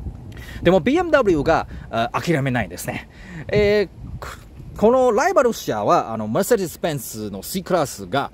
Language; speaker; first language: Japanese; non-native, learner; Chinese